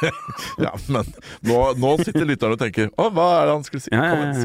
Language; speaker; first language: Norwegian; native; Norwegian